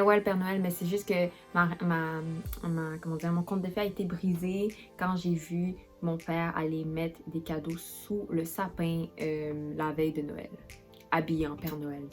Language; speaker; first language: French; native; French